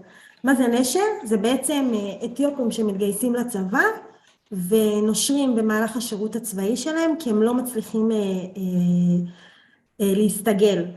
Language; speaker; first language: Hebrew; early bilingual, other home language; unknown